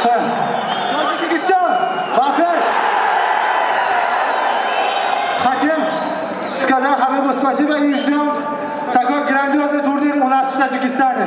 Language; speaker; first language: Russian; non-native, local second language; Tajik